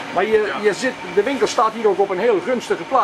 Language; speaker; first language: Dutch; native; Dutch